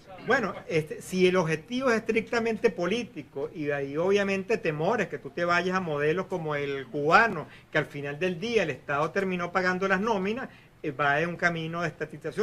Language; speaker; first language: Spanish; native; Spanish